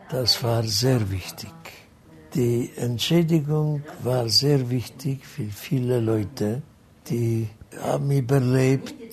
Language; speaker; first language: German; non-native, fluent; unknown